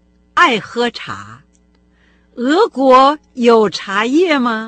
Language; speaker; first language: Chinese; non-native, fluent; Russian